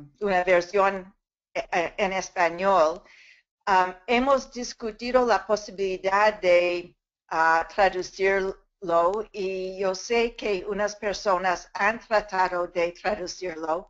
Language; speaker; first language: Spanish; non-native, fluent; English